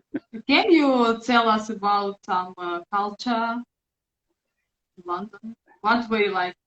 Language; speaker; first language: English; non-native, learner; Russian